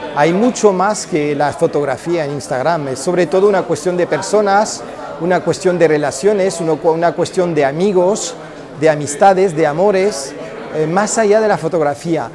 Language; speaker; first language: Spanish; early bilingual, heritage; Spanish